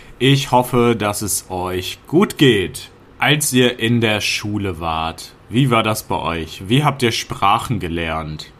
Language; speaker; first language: German; native; German